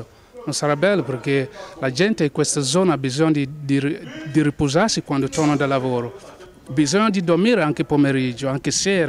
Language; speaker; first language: Italian; non-native, fluent; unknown